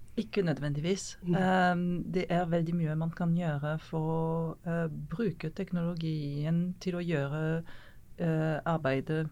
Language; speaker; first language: Norwegian; non-native, fluent; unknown